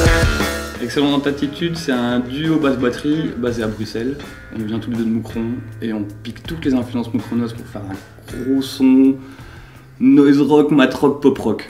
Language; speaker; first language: French; native; French